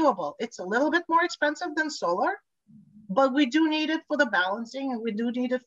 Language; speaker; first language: English; non-native, local second language; Bulgarian